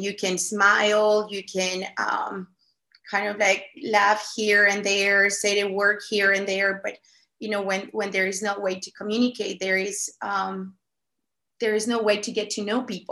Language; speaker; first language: English; non-native, fluent; Spanish